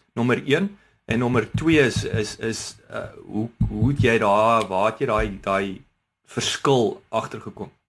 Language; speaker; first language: Afrikaans; native; Afrikaans